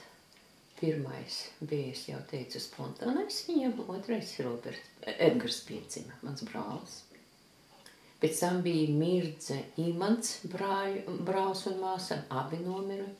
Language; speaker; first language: Latvian; early bilingual, heritage; Latvian